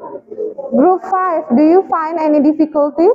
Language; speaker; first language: English; non-native, fluent; Indonesian